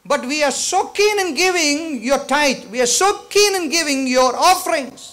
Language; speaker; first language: English; non-native, local second language; Tamil